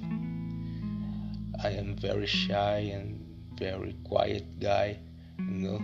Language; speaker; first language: English; non-native, learner; Portuguese